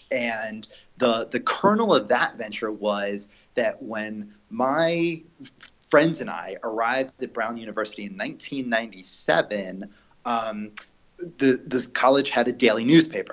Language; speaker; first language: English; native; English